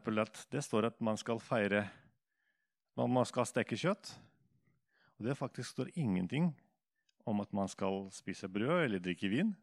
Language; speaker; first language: Norwegian; non-native, fluent; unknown